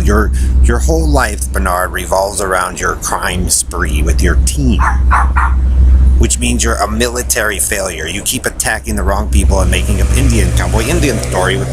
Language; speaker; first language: English; native; English